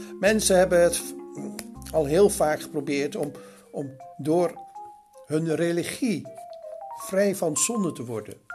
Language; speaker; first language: Dutch; native; Dutch